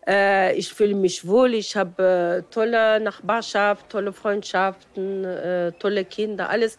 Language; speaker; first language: German; non-native, fluent; Arabic